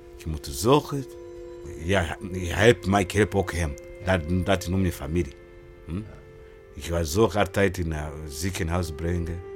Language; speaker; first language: Dutch; non-native, learner; Rundi